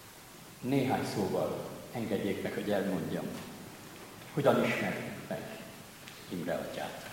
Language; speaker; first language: Hungarian; native; Hungarian